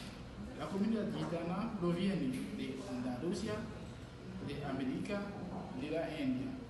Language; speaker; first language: Spanish; non-native, learner; French